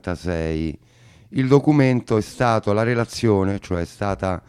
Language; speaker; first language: Italian; native; Italian